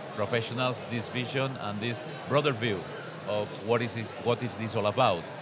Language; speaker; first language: English; non-native, fluent; Spanish